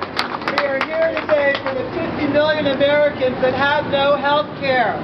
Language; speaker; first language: English; native; English